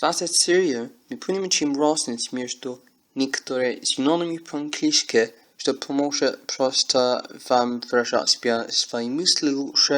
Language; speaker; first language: Russian; non-native, learner; English